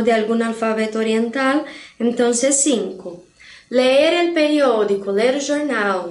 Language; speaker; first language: Spanish; non-native, fluent; Portuguese